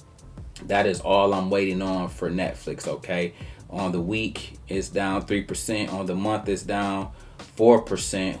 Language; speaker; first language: English; native; English